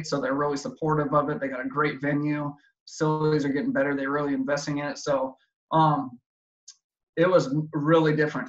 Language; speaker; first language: English; native; English